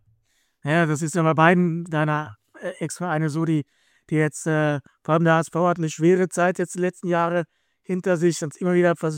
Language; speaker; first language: German; native; German